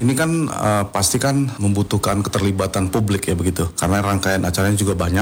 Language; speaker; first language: Indonesian; native; Indonesian